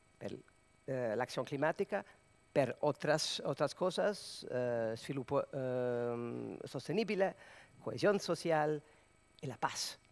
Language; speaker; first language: Spanish; non-native, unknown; Serbian